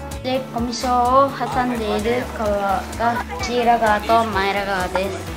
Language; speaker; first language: Japanese; native; Japanese